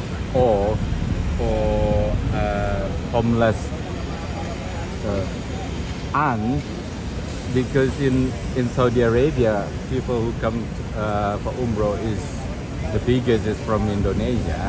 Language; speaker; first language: English; non-native, learner; Indonesian